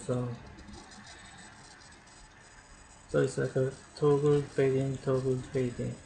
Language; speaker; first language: English; non-native, learner; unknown